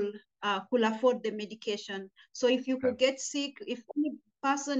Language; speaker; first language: English; non-native, local second language; Luyia